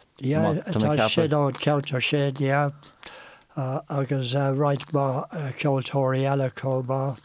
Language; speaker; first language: Irish; non-native, local second language; English